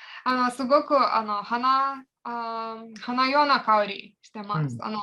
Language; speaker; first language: Japanese; non-native, fluent; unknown